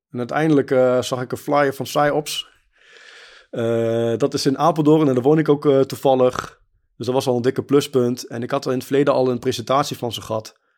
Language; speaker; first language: Dutch; early bilingual, other home language; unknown